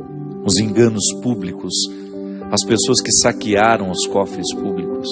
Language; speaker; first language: Portuguese; native; Portuguese